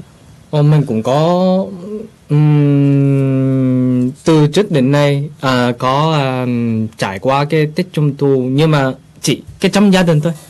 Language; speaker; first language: Vietnamese; early bilingual, heritage; Vietnamese